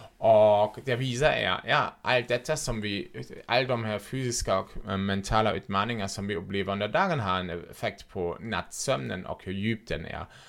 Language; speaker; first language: Swedish; non-native, fluent; German